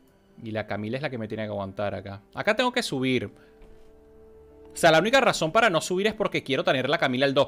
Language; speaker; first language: Spanish; native; Spanish